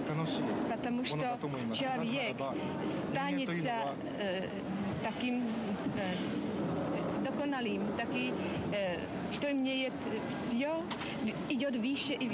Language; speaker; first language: Russian; non-native, learner; Czech